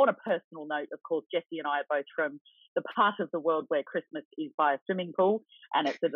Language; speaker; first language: English; native; English